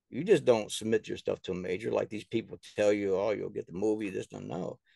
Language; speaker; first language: English; native; English